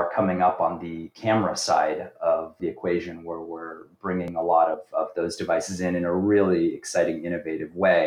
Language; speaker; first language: English; native; English